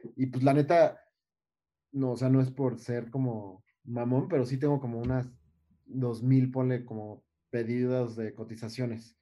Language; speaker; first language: Spanish; native; Spanish